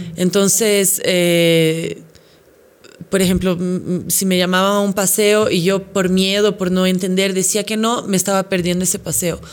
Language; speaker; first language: Spanish; non-native, fluent; Portuguese